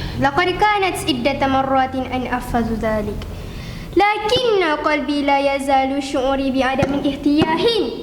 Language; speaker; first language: Arabic; non-native, learner; Malay